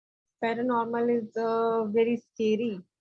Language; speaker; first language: English; non-native, learner; Hindi